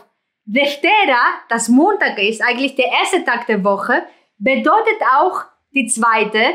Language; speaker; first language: German; non-native, fluent; Greek